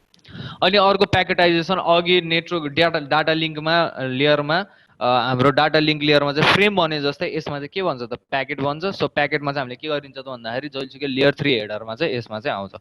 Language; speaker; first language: Nepali; native; Nepali